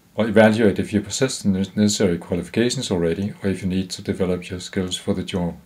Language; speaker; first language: English; non-native, fluent; Danish